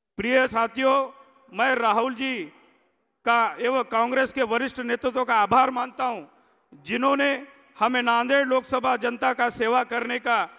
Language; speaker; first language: Hindi; non-native, local second language; Marathi